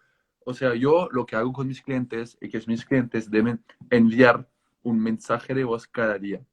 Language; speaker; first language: Spanish; non-native, fluent; French